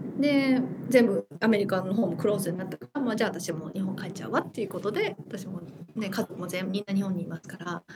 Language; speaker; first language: Japanese; early bilingual, heritage; Japanese